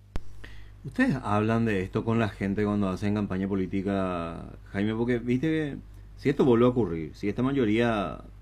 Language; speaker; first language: Spanish; native; Spanish